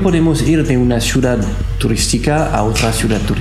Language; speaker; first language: Spanish; non-native, fluent; French